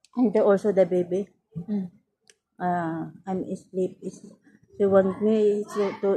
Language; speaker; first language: English; non-native, learner; Filipino